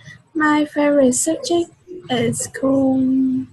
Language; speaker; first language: English; non-native, learner; Vietnamese